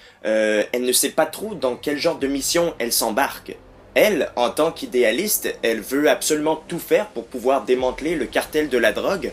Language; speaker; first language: French; native; French